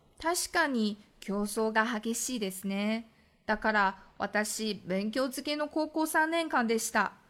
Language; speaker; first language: Japanese; non-native, fluent; Chinese